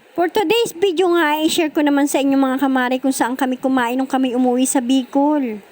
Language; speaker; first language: Filipino; native; Filipino